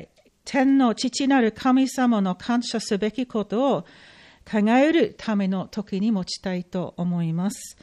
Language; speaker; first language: Japanese; non-native, fluent; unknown